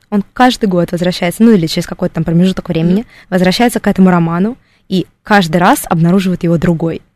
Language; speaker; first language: Russian; native; Russian